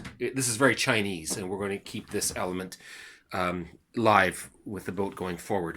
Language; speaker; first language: English; native; English